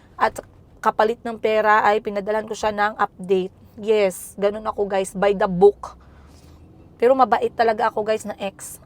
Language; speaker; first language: Filipino; non-native, local second language; Cebuano